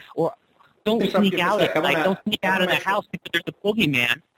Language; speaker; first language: English; native; English